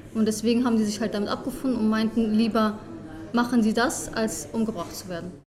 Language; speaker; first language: German; early bilingual, other home language; Kurdish